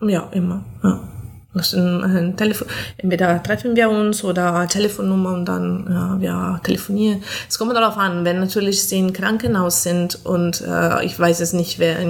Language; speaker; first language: German; non-native, fluent; Italian